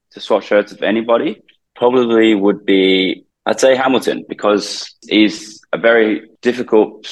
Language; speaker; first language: English; native; English